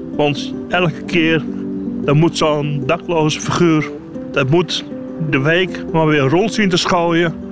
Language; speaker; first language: Dutch; native; Dutch